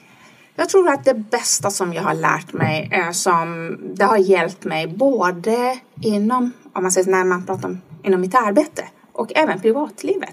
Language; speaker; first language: Swedish; non-native, fluent; Persian